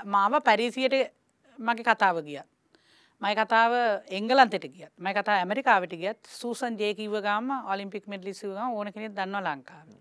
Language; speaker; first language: Sinhala; native; Sinhala